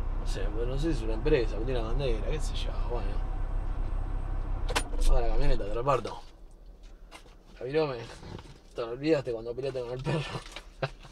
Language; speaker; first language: Spanish; native; Spanish